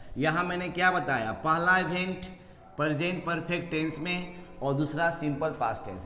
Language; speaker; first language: Hindi; native; Hindi